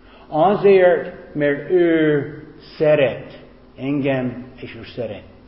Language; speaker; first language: Hungarian; non-native, fluent; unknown